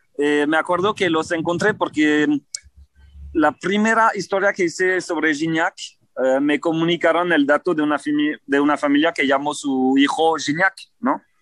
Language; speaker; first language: Spanish; non-native, fluent; French